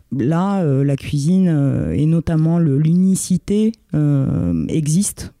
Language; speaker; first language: French; early bilingual, other home language; Romanian